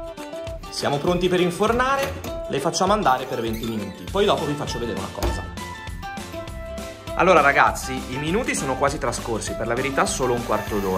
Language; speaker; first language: Italian; native; Italian